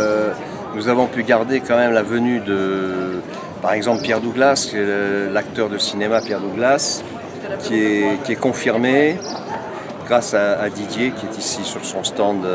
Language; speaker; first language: French; native; French